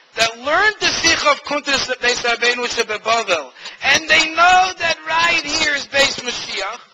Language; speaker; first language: English; native; English